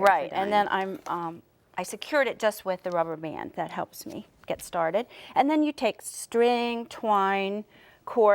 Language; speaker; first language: English; native; English